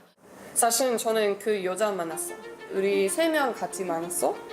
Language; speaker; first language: Korean; non-native, learner; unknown